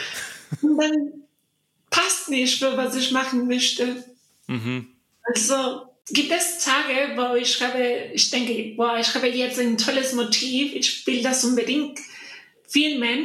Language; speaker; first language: German; non-native, learner; Spanish